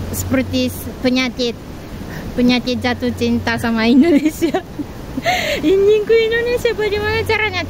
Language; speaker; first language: Indonesian; non-native, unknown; Japanese